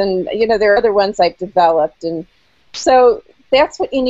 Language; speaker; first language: English; native; English